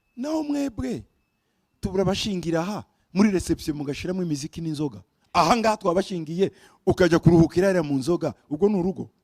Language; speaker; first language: Kinyarwanda; early bilingual, heritage; Kinyarwanda